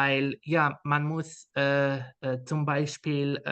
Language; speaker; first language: German; non-native, learner; Dutch